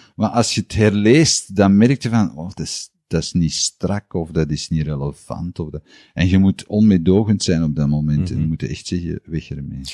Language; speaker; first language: Dutch; native; Dutch